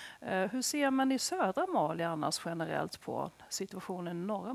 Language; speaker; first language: Swedish; native; Swedish